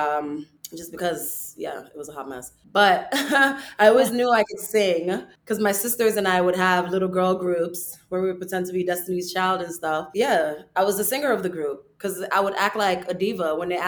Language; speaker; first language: English; early bilingual, other home language; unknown